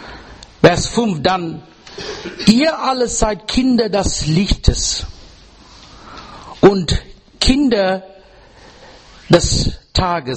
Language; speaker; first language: German; non-native, fluent; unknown